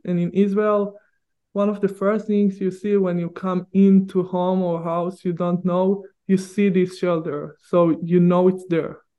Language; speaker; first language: English; non-native, fluent; Hebrew